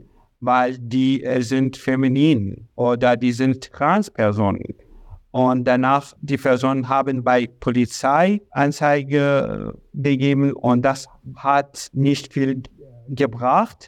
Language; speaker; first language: German; non-native, learner; Arabic